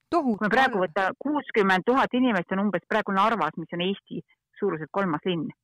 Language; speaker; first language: Estonian; native; Estonian